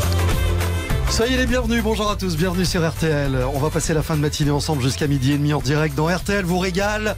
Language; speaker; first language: French; native; French